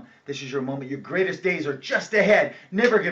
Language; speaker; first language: English; native; English